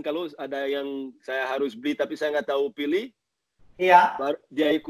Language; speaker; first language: Indonesian; non-native, learner; Portuguese